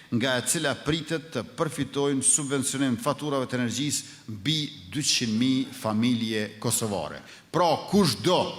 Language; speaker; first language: Albanian; native; Albanian